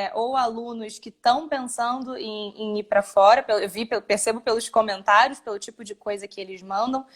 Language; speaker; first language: Portuguese; native; Portuguese